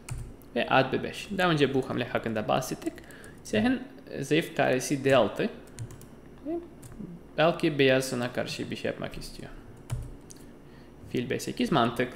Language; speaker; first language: Turkish; non-native, fluent; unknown